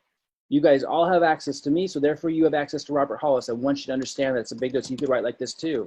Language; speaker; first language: English; native; English